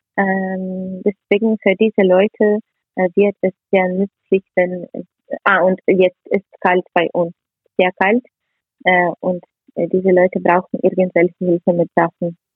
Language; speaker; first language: German; non-native, learner; Ukrainian